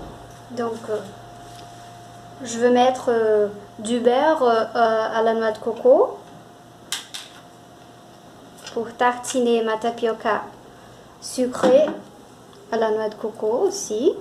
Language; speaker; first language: French; non-native, fluent; Portuguese